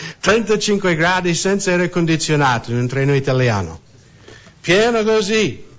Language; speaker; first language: Italian; non-native, fluent; English